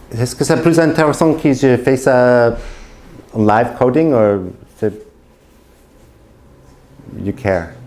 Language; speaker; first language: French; non-native, learner; English